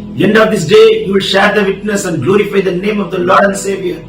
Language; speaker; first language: English; non-native, local second language; Tamil